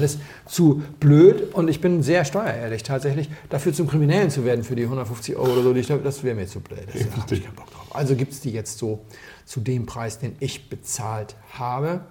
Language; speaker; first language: German; native; German